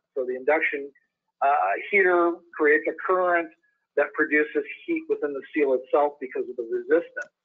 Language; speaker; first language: English; native; English